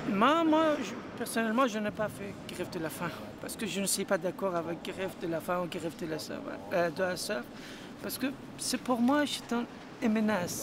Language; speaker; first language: French; non-native, learner; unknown